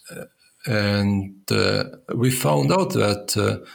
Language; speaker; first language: English; non-native, fluent; Estonian